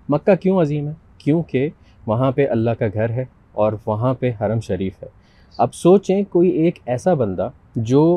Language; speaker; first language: Urdu; native; Urdu